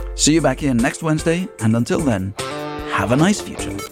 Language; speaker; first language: English; native; English